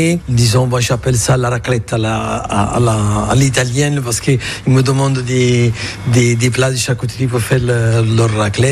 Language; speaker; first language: French; non-native, fluent; Italian